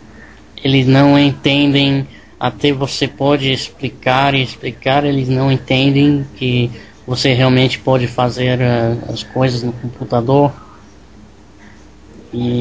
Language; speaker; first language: Portuguese; non-native, learner; English